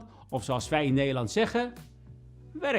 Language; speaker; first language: Dutch; non-native, fluent; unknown